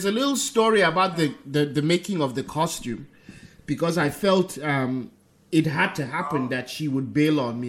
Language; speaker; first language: English; non-native, local second language; Hausa